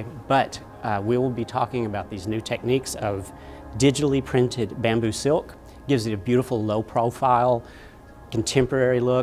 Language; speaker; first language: English; native; English